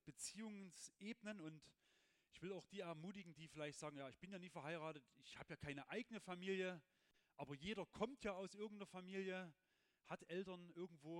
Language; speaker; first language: German; native; German